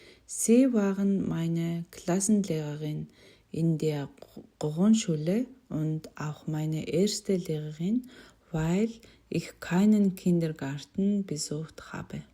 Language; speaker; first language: German; non-native, learner; Mongolian